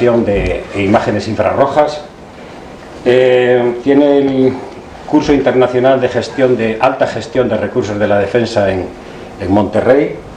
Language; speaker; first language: Spanish; native; Spanish